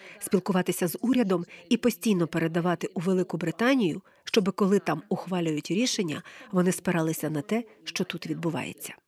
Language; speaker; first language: Ukrainian; non-native, fluent; English